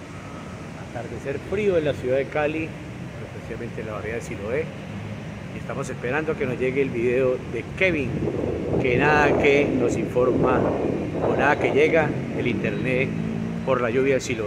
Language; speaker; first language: Spanish; native; Spanish